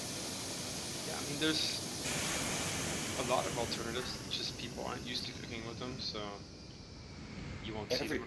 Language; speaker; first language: English; native; English